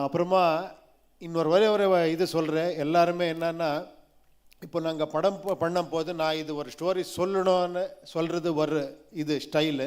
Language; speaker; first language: Tamil; non-native, learner; Kannada